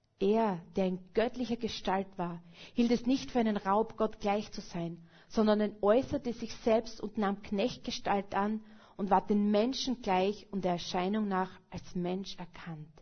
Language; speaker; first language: German; native; German